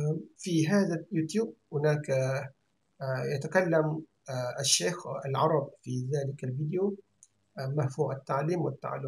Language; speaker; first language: Arabic; non-native, fluent; Malay